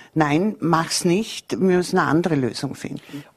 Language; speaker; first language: German; native; German